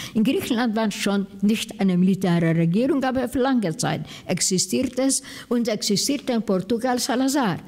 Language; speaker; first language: German; non-native, fluent; Hungarian